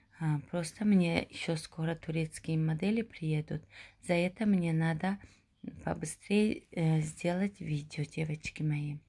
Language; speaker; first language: Russian; non-native, local second language; Tajik